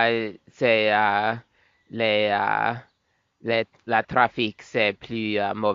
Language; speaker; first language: French; non-native, local second language; English